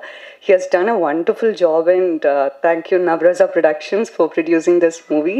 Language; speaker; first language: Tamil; non-native, learner; Malayalam